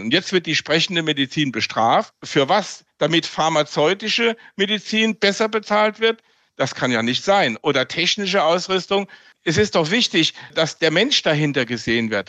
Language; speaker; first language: German; native; German